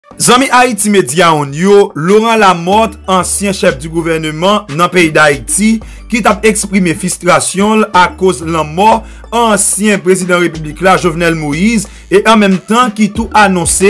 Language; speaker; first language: French; non-native, local second language; Haitian Creole